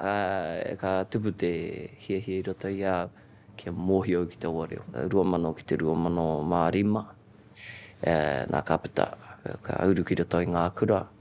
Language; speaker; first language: Māori; non-native, local second language; English